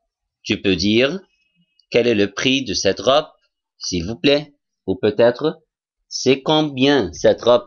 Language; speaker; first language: French; non-native, fluent; Arabic